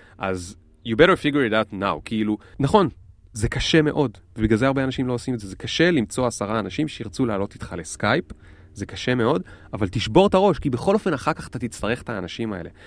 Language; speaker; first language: Hebrew; native; Hebrew